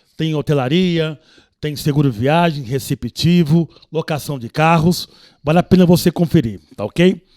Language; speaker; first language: Portuguese; native; Portuguese